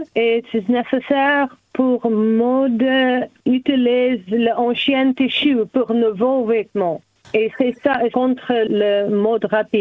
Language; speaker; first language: French; non-native, learner; German